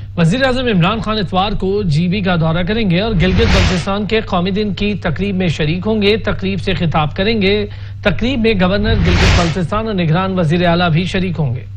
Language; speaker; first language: Urdu; native; Urdu